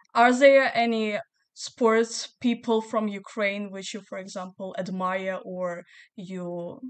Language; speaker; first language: English; non-native, fluent; Ukrainian